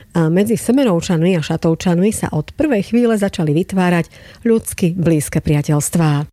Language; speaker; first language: Slovak; native; Slovak